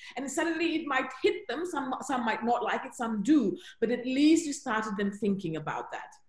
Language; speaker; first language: English; native; English